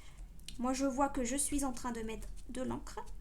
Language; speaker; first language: French; native; French